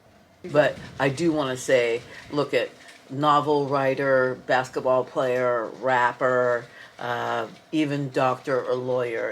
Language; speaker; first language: English; native; English